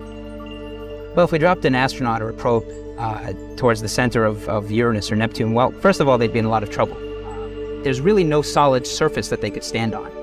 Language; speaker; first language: English; native; English